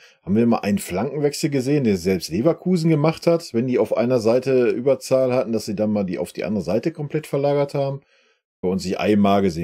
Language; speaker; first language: German; native; German